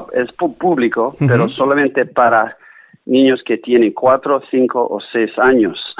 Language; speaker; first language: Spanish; non-native, learner; English